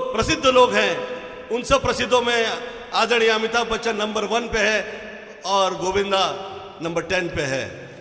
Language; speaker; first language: Hindi; non-native, local second language; Marathi